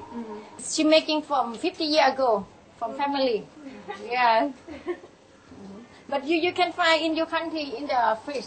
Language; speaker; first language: English; non-native, learner; Thai